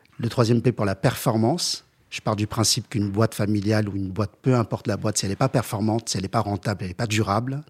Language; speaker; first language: French; early bilingual, other home language; Chinese